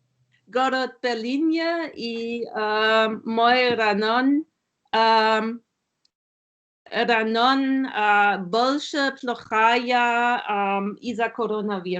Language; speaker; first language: Russian; non-native, learner; German